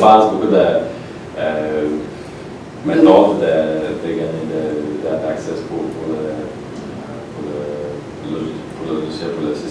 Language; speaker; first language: French; non-native, learner; Polish